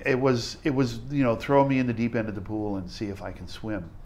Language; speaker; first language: English; native; English